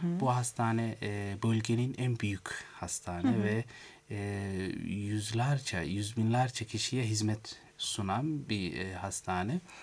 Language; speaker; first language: Turkish; non-native, fluent; Somali